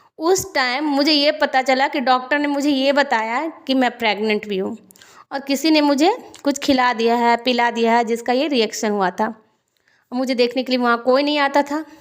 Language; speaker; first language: Hindi; native; Hindi